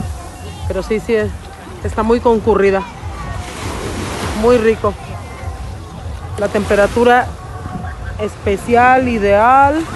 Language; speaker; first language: Spanish; native; Spanish